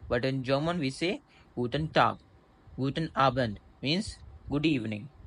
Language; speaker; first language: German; non-native, learner; Hindi